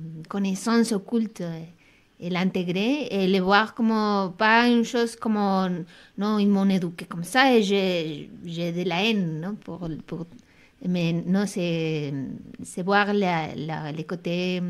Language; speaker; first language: French; non-native, fluent; Spanish